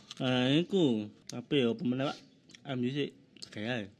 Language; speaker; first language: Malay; non-native, local second language; Javanese